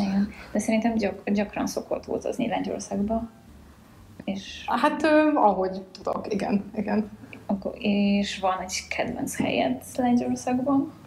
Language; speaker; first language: Hungarian; non-native, fluent; Polish